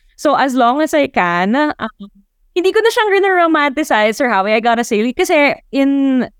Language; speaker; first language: English; non-native, local second language; Chavacano